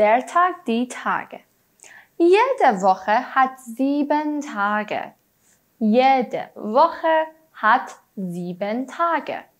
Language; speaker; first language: German; non-native, fluent; Persian